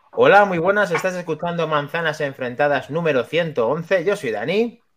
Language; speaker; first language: Spanish; native; Spanish